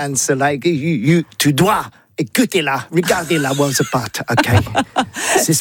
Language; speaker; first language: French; non-native, learner; English